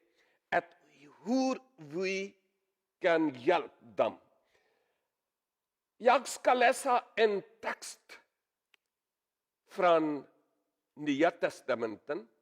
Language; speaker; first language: Swedish; non-native, learner; Urdu